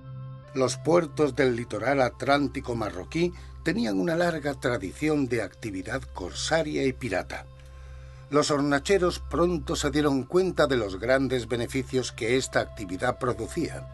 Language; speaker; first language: Spanish; native; Spanish